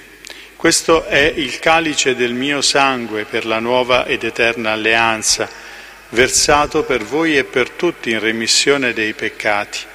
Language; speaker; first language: Italian; native; Italian